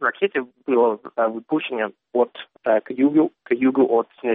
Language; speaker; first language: Russian; non-native, learner; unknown